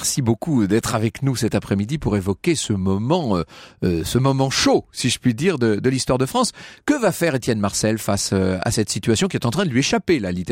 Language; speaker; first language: French; native; French